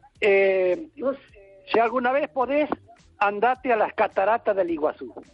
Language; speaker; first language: Spanish; non-native, local second language; Galician